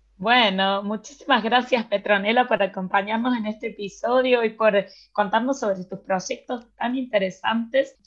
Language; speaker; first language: Spanish; native; Spanish